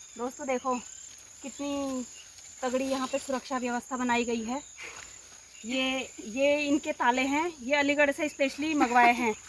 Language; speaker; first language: Hindi; non-native, local second language; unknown